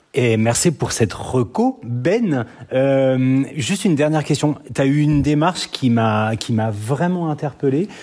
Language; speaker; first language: French; native; French